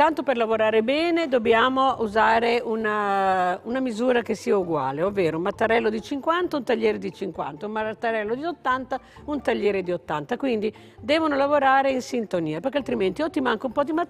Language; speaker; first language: Italian; native; Italian